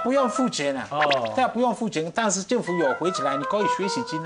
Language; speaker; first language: Chinese; non-native, learner; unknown